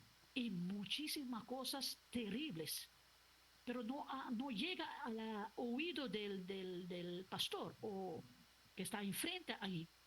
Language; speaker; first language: Spanish; non-native, local second language; Papiamento